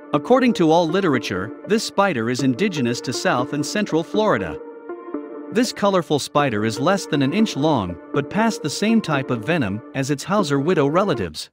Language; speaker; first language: English; native; English